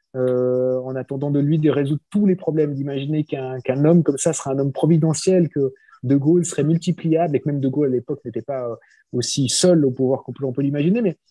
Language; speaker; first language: French; native; French